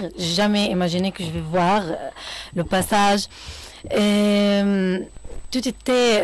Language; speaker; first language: French; non-native, fluent; Arabic